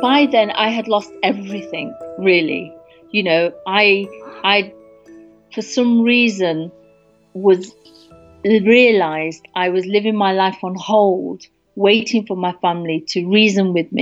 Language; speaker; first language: English; native; English